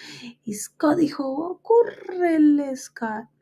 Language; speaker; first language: Spanish; early bilingual, heritage; Spanish